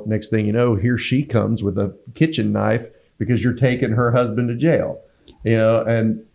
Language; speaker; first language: English; native; English